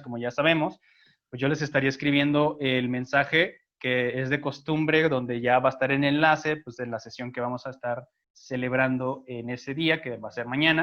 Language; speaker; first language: Spanish; native; Spanish